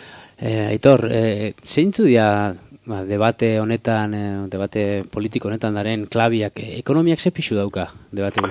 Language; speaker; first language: Basque; native; Basque